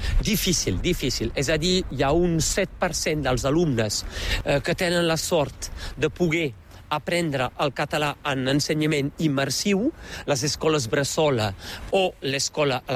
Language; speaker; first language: Catalan; native; Catalan